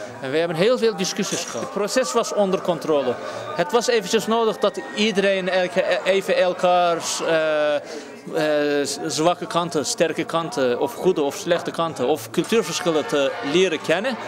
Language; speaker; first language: Dutch; non-native, fluent; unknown